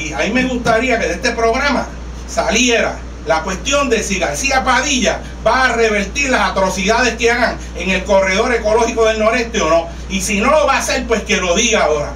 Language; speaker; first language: Spanish; native; Spanish